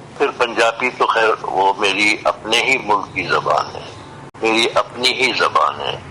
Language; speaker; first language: Urdu; non-native, local second language; Sindhi